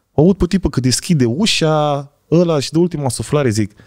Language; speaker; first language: Romanian; native; Romanian